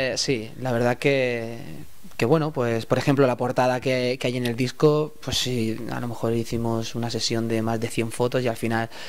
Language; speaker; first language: Spanish; native; Spanish